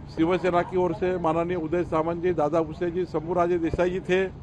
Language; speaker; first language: Hindi; non-native, local second language; Marathi